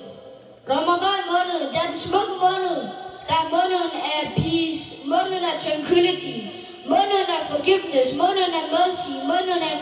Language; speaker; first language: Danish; non-native, learner; Malay